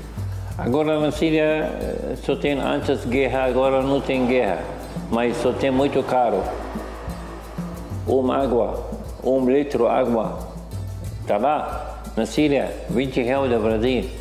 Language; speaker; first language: Portuguese; non-native, learner; Arabic